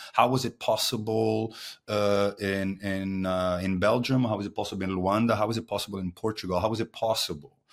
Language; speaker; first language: English; non-native, fluent; Portuguese